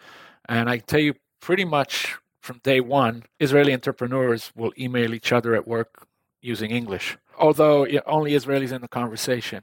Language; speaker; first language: English; non-native, fluent; Hebrew